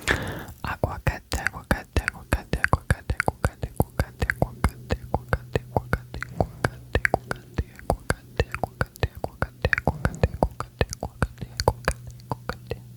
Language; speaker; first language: Spanish; non-native, learner; French